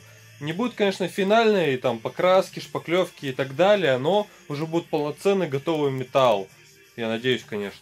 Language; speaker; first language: Russian; native; Russian